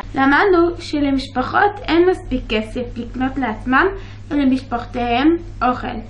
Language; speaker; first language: Hebrew; early bilingual, other home language; English